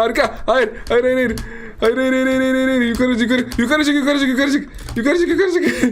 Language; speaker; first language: Turkish; native; Turkish